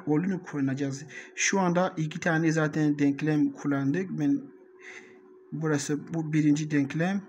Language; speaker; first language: Turkish; non-native, learner; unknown